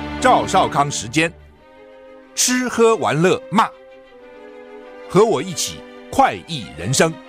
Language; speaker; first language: Chinese; native; Chinese